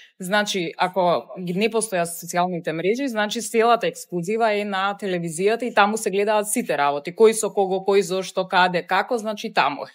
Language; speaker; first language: Macedonian; native; Macedonian